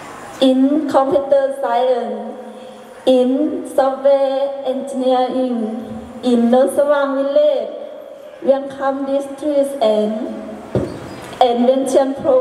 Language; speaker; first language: English; non-native, learner; Hmong